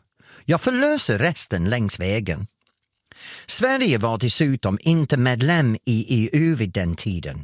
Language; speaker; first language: Swedish; non-native, fluent; English